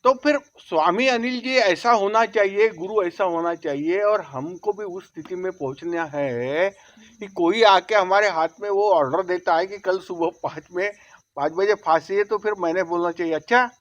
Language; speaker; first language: Hindi; non-native, local second language; Marathi